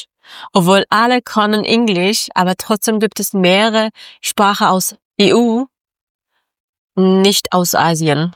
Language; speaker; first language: German; non-native, learner; Persian